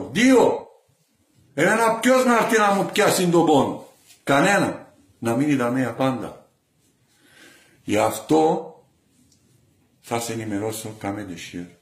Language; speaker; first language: Greek; non-native, learner; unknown